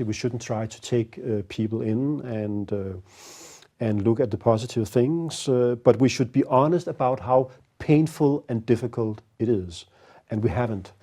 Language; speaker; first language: English; non-native, fluent; Danish